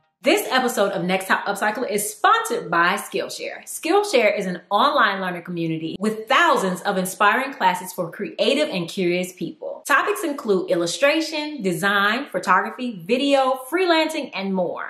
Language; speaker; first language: English; native; English